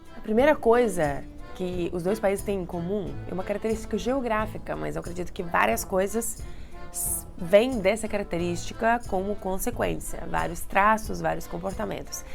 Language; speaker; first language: Portuguese; non-native, fluent; Russian